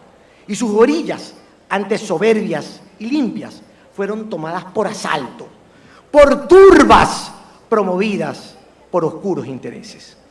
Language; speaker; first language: Spanish; native; Spanish